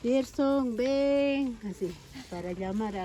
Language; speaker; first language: Spanish; non-native, local second language; Aymara